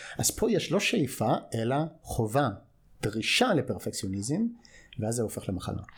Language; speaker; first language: Hebrew; non-native, fluent; English